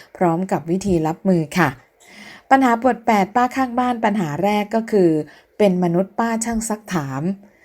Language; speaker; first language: Thai; native; Thai